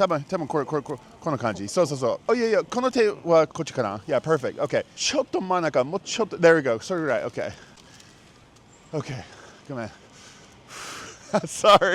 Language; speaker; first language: Japanese; non-native, learner; English